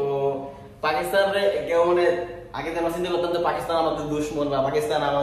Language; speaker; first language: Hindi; non-native, learner; Bangla